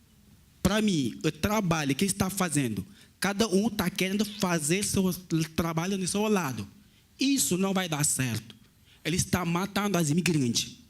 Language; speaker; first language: Portuguese; non-native, learner; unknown